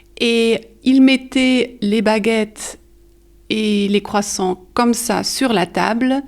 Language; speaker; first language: French; early bilingual, heritage; French